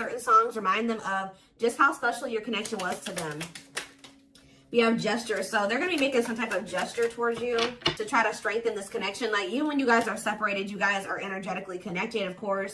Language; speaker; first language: English; native; English